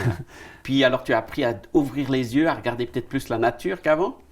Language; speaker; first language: French; native; French